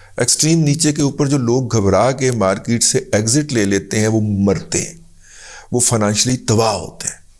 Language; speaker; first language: Urdu; native; Urdu